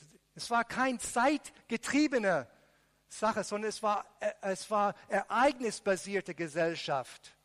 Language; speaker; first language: German; non-native, fluent; Arabic